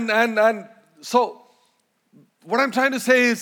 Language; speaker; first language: English; non-native, local second language; Malayalam